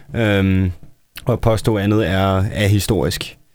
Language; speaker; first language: Danish; early bilingual, other home language; Icelandic